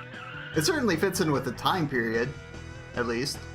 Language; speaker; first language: English; native; English